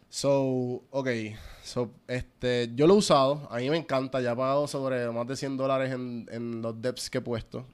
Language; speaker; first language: Spanish; early bilingual, heritage; Spanish